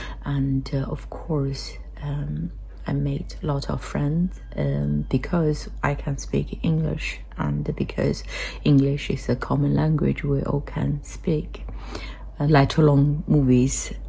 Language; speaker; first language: English; non-native, fluent; Chinese